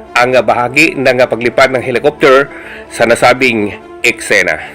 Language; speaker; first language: Filipino; non-native, local second language; Bikol